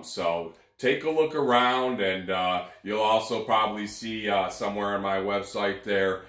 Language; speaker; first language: English; native; English